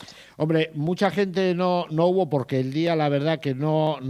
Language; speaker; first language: Spanish; native; Spanish